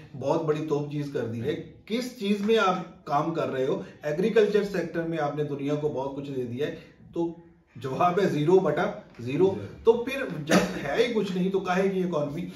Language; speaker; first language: Urdu; native; Urdu